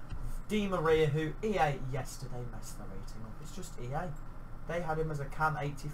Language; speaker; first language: English; native; English